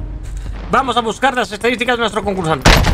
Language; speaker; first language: Spanish; native; Spanish